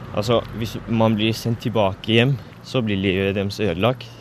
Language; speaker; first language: Norwegian; early bilingual, other home language; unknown